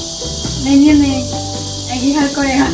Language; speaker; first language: Korean; non-native, learner; Spanish